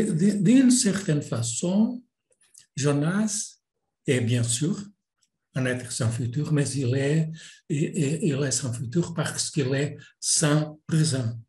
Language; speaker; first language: French; non-native, fluent; Portuguese